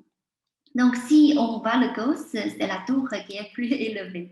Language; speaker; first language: French; non-native, fluent; Chinese